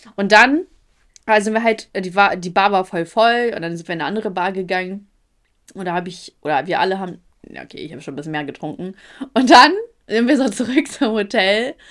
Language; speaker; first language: German; early bilingual, other home language; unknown